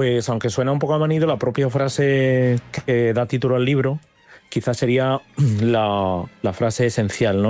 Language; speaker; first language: Spanish; native; Spanish